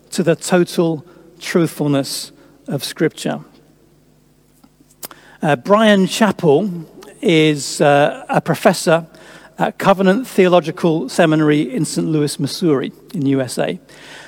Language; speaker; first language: English; native; English